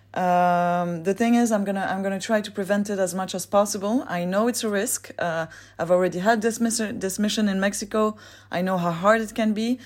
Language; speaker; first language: English; non-native, fluent; French